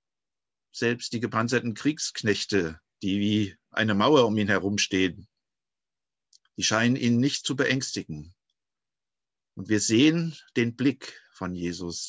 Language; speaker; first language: German; native; German